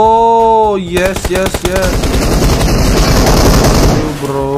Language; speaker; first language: English; non-native, learner; Indonesian